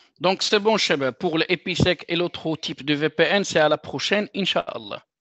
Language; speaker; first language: French; non-native, local second language; Arabic